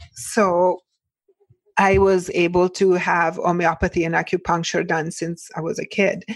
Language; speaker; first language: English; early bilingual, other home language; Italian